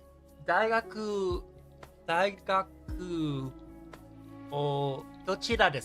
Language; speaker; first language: Japanese; non-native, learner; English